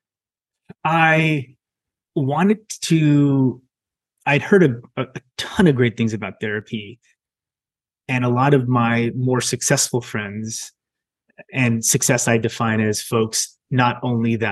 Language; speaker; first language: English; native; English